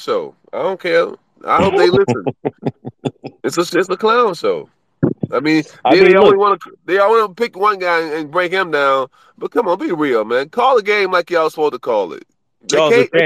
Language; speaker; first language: English; native; English